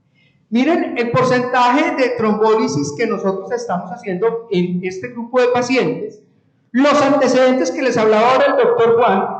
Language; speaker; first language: Spanish; native; Spanish